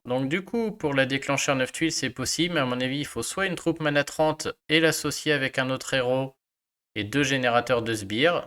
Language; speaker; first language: French; native; French